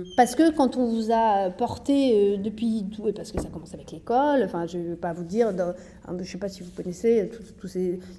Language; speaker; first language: French; native; French